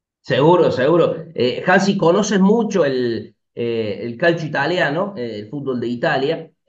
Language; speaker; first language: Spanish; native; Spanish